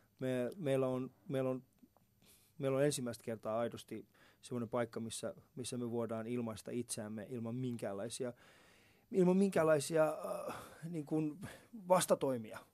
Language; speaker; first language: Finnish; non-native, fluent; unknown